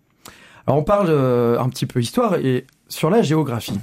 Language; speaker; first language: French; native; French